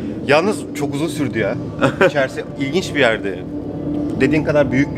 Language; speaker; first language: Turkish; native; Turkish